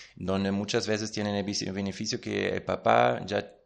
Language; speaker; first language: Spanish; non-native, fluent; German